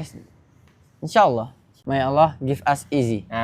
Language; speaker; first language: English; non-native, learner; Indonesian